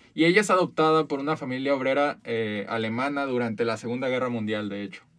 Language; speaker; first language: Spanish; native; Spanish